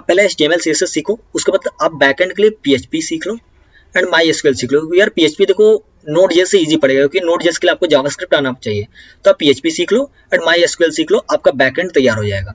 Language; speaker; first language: Hindi; native; Hindi